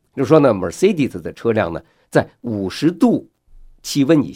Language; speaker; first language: Chinese; native; Chinese